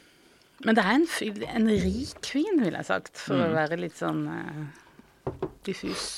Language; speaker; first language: Norwegian; native; Norwegian